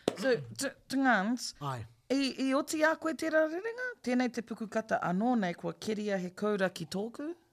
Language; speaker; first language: Māori; non-native, local second language; English